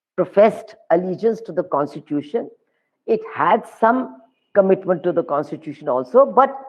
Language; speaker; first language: English; non-native, local second language; Hindi